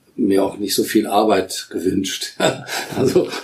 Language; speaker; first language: German; native; German